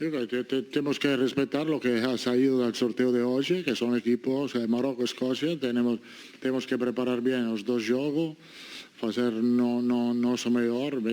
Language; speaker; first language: Portuguese; non-native, learner; Italian